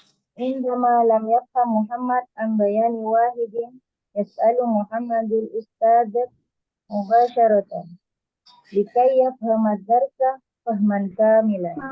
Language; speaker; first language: Arabic; non-native, learner; Indonesian